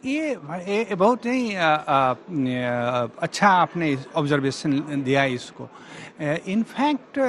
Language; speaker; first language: Hindi; native; Hindi